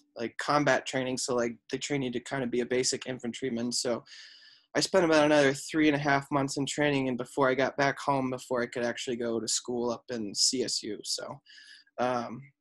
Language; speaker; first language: English; native; English